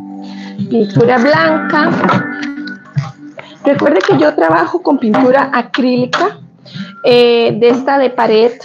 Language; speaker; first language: Spanish; native; Spanish